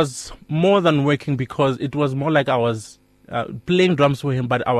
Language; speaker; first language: English; non-native, local second language; Northern Sotho